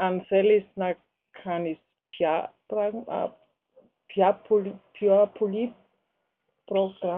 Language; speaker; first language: Greek; non-native, learner; German